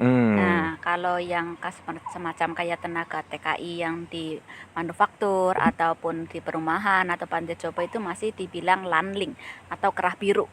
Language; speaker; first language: Indonesian; native; Indonesian